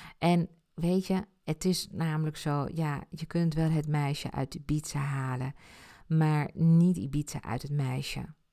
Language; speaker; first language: Dutch; early bilingual, other home language; Spanish